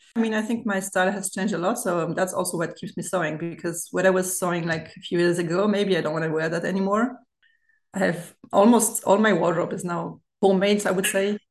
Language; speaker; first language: English; non-native, fluent; German